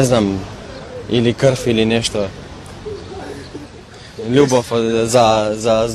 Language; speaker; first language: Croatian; non-native, local second language; Albanian